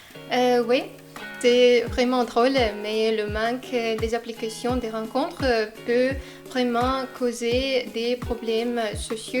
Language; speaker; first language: French; non-native, fluent; Russian